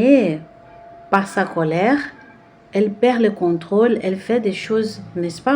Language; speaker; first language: French; non-native, fluent; Portuguese